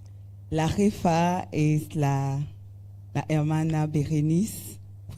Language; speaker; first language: Spanish; non-native, learner; French